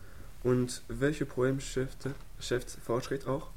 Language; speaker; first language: German; non-native, learner; French